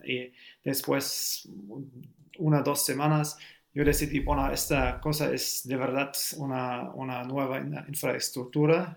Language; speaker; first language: Spanish; non-native, learner; German